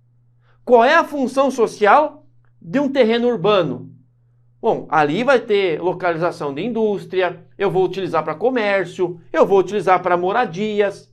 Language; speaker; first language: Portuguese; native; Portuguese